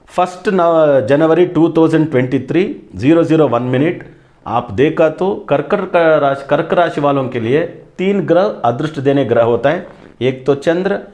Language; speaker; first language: Hindi; non-native, local second language; Kannada